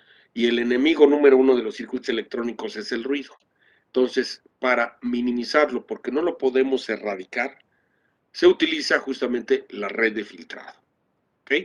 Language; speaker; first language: Spanish; native; Spanish